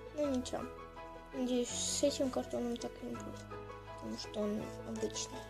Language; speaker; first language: Russian; native; Russian